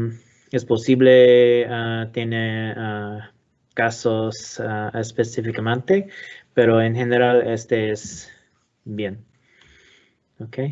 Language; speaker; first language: Spanish; non-native, learner; English